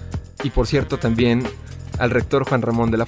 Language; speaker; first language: Spanish; native; Spanish